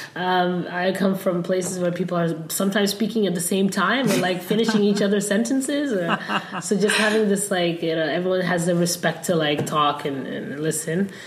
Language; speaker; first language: English; non-native, fluent; Somali